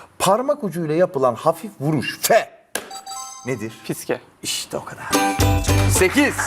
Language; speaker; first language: Turkish; native; Turkish